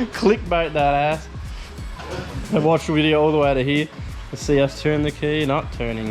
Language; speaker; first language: English; native; English